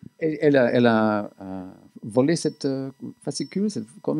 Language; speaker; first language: French; non-native, fluent; English